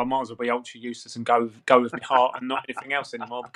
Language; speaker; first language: English; native; English